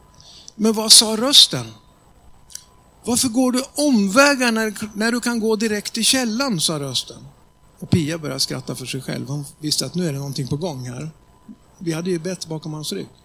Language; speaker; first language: Swedish; native; Swedish